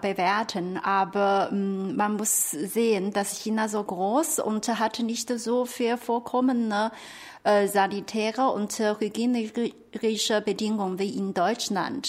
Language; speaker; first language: German; non-native, fluent; Chinese